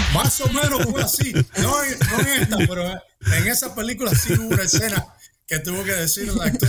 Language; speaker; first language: Spanish; early bilingual, heritage; Spanish